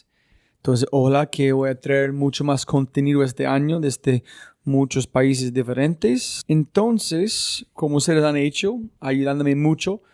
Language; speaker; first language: Spanish; non-native, fluent; English